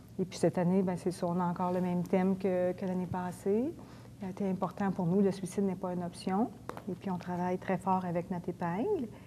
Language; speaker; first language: French; native; French